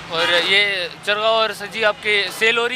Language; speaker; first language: Urdu; native; Urdu